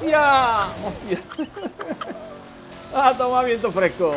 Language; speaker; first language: Spanish; native; Spanish